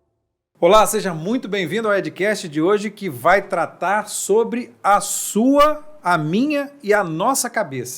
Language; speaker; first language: Portuguese; native; Portuguese